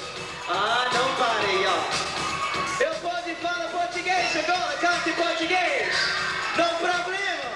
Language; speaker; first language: Portuguese; non-native, learner; English